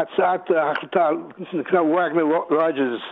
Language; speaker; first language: Hebrew; non-native, fluent; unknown